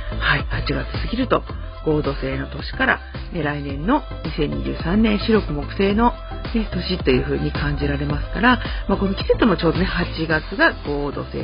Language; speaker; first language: Japanese; native; Japanese